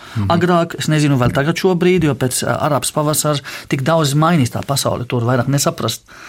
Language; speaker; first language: Latvian; non-native, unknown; Arabic